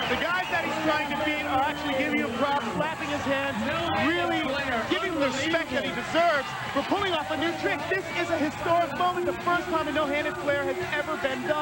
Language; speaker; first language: English; native; English